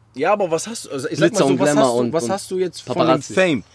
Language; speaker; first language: German; non-native, fluent; Arabic